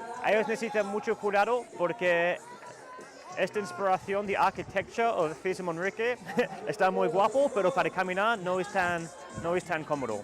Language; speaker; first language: Spanish; non-native, learner; English